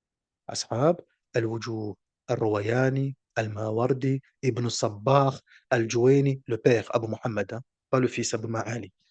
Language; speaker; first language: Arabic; non-native, fluent; French